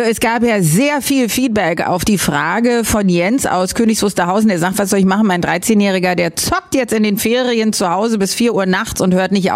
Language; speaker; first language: German; native; German